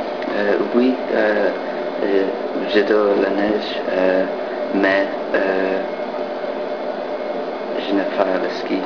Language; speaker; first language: French; non-native, learner; English